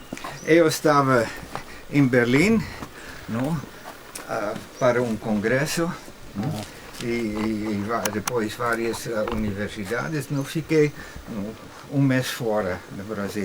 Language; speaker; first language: Portuguese; non-native, fluent; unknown